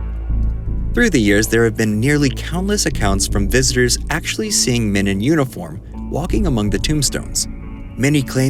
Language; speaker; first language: English; native; English